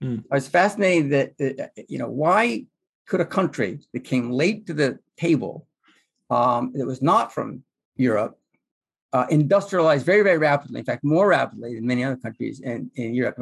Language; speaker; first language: English; native; English